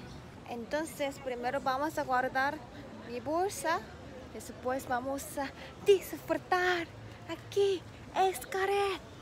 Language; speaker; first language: Spanish; non-native, fluent; Korean